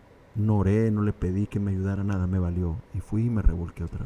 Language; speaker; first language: Spanish; native; Spanish